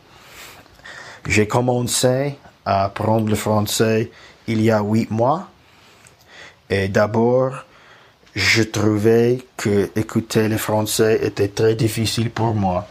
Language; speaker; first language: French; non-native, learner; Russian